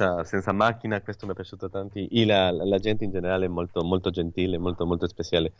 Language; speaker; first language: Italian; non-native, learner; Spanish